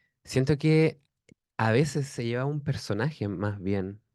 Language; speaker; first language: Spanish; native; Spanish